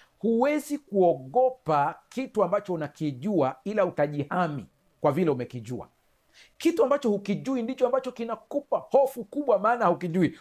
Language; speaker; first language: Swahili; native; Swahili